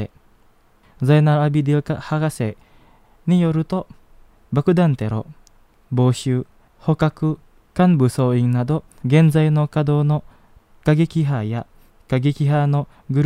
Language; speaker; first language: Japanese; non-native, fluent; Indonesian